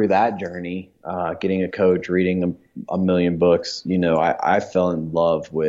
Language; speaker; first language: English; native; English